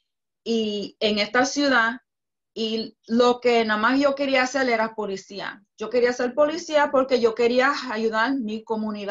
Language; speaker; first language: Spanish; early bilingual, heritage; Spanish